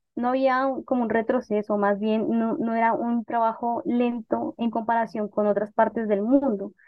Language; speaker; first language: Spanish; native; Spanish